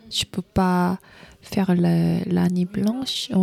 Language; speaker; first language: French; non-native, learner; Korean